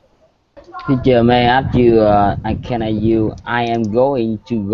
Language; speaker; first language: English; non-native, learner; Vietnamese